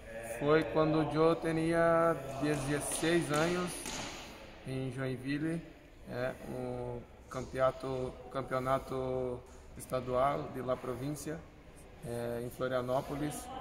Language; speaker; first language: Spanish; non-native, fluent; Portuguese